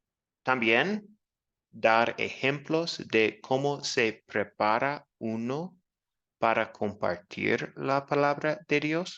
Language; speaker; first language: Spanish; non-native, fluent; English